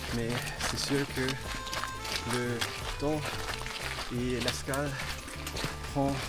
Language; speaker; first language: French; non-native, fluent; English